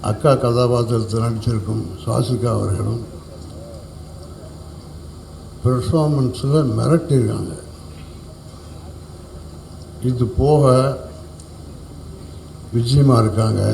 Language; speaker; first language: Tamil; native; Tamil